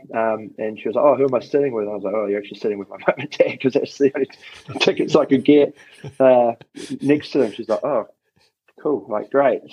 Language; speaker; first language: English; native; English